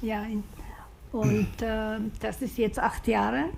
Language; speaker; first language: German; non-native, fluent; Slovak